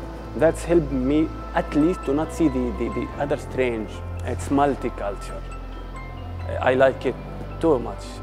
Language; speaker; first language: English; non-native, learner; Arabic